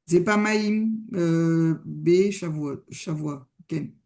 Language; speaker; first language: Hebrew; non-native, learner; French